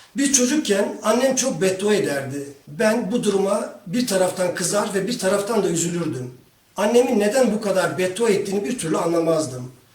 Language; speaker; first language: Turkish; non-native, local second language; Kurdish